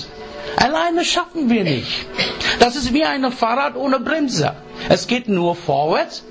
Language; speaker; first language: German; non-native, learner; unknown